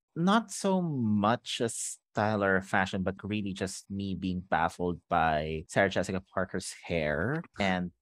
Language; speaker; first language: English; non-native, local second language; Filipino